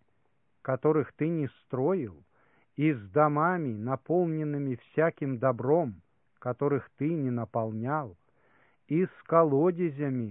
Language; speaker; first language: Russian; native; Russian